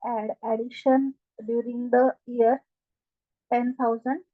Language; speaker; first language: Hindi; non-native, local second language; Marathi